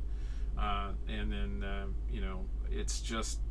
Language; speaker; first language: English; native; English